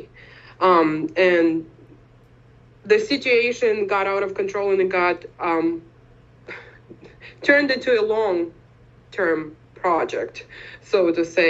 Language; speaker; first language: English; non-native, fluent; Ukrainian